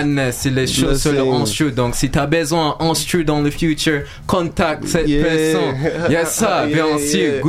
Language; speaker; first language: French; non-native, learner; English